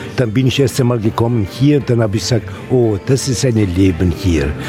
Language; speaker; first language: German; non-native, learner; Italian